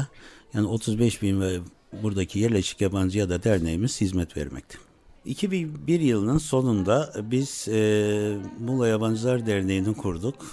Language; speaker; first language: Turkish; native; Turkish